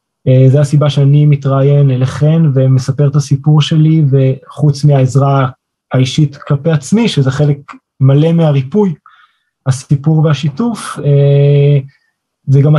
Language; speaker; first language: Hebrew; native; Hebrew